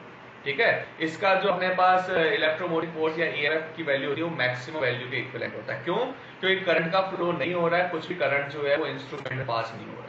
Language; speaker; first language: Hindi; native; Hindi